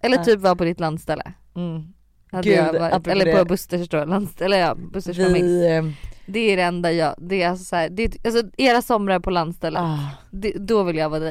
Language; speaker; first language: Swedish; native; Swedish